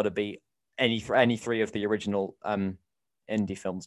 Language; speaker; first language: English; native; English